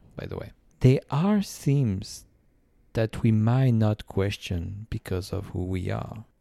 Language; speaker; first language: English; non-native, fluent; French